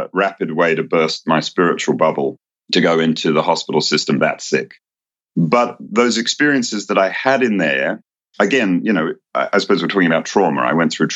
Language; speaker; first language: English; native; English